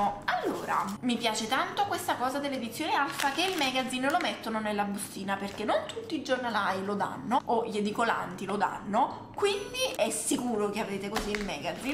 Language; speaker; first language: Italian; native; Italian